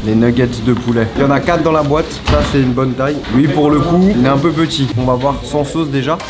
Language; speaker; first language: French; native; French